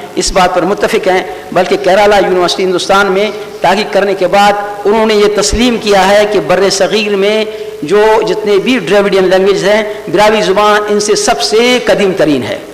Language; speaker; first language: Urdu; non-native, local second language; Brahui